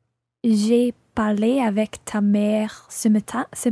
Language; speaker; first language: French; non-native, learner; English